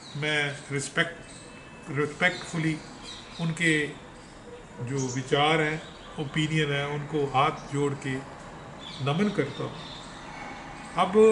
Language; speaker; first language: Hindi; non-native, local second language; Punjabi